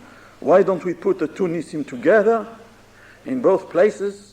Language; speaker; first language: English; non-native, fluent; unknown